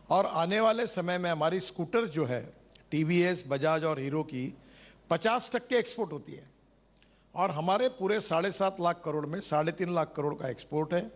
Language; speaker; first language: Hindi; non-native, local second language; Marathi